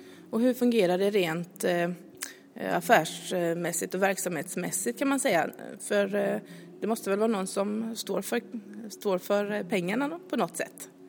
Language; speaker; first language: Swedish; native; Swedish